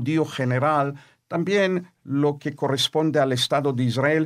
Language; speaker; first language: Spanish; non-native, fluent; Hebrew